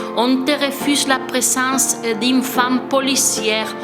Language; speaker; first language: French; non-native, fluent; Spanish